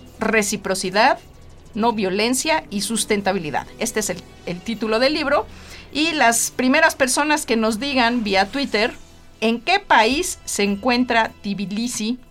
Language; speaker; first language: Spanish; native; Spanish